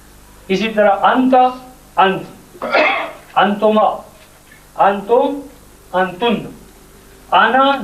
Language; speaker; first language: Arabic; non-native, fluent; Urdu